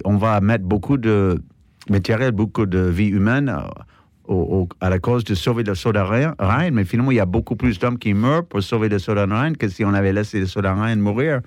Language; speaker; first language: French; non-native, fluent; English